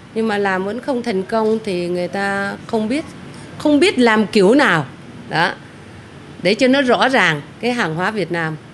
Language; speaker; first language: Vietnamese; native; Vietnamese